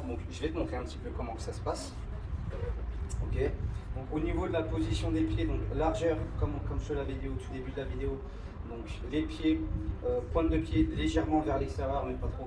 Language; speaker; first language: French; native; French